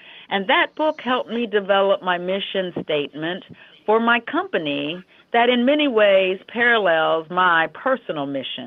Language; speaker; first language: English; native; English